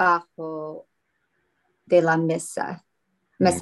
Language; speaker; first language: Spanish; non-native, learner; English